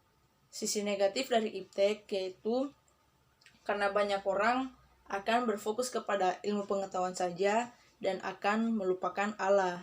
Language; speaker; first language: Indonesian; native; Indonesian